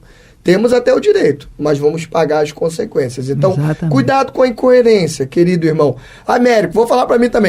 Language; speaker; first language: Portuguese; native; Portuguese